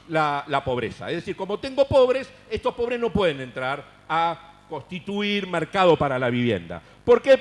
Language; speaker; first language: Spanish; native; Spanish